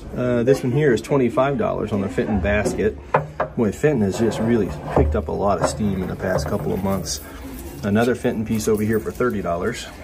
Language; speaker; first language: English; native; English